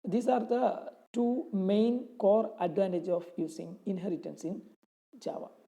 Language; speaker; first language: English; non-native, local second language; Malayalam